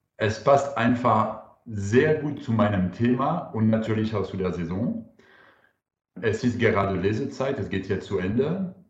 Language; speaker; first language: German; non-native, fluent; French